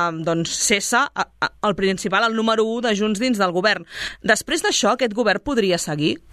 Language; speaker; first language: Catalan; native; Catalan